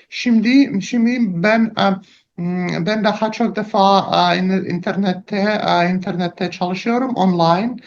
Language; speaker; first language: Turkish; non-native, learner; Russian